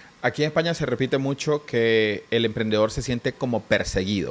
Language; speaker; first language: Spanish; native; Spanish